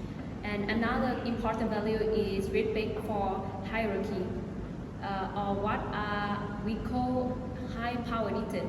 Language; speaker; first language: English; non-native, learner; Vietnamese